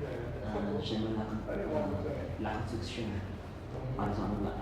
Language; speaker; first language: French; non-native, learner; Khmer